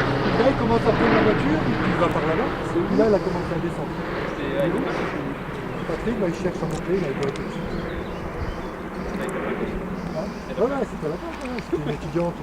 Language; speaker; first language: French; native; French